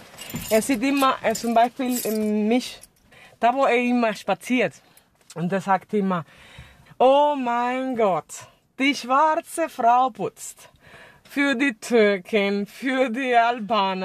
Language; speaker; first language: German; non-native, learner; Spanish